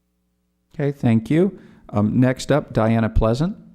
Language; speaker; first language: English; native; English